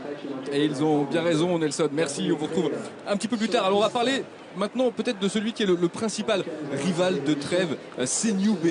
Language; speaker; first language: French; native; French